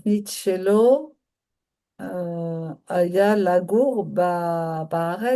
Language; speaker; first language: Hebrew; non-native, learner; French